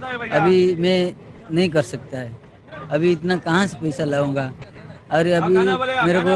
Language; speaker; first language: Hindi; non-native, local second language; Odia